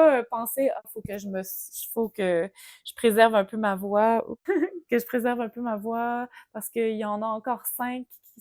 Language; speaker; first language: French; native; French